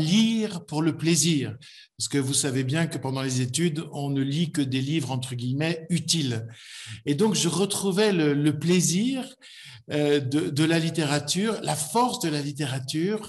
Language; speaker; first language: French; native; French